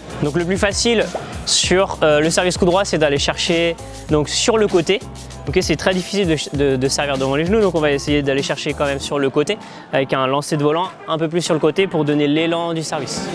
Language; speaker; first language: French; native; French